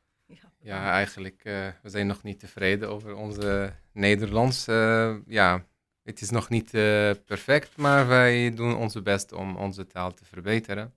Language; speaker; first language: Dutch; non-native, learner; Arabic